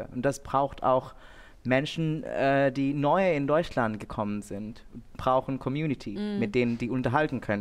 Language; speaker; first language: German; non-native, fluent; Bangla